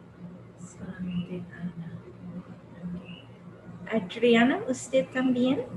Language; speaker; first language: Spanish; non-native, fluent; English